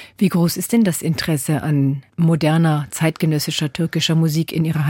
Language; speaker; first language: German; native; German